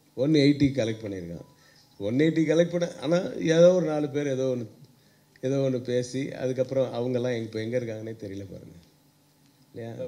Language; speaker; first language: Tamil; native; Tamil